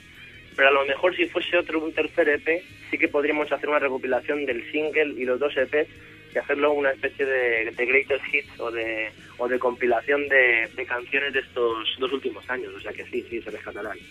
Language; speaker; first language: Spanish; native; Spanish